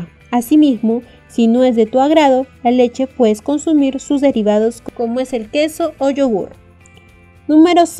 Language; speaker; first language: Spanish; native; Spanish